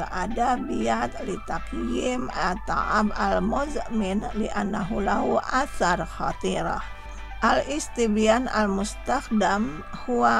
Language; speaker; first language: Arabic; non-native, fluent; Indonesian